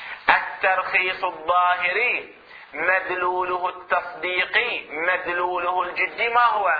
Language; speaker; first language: Arabic; native; Arabic